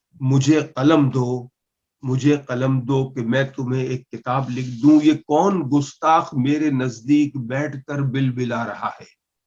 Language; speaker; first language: Urdu; non-native, local second language; Punjabi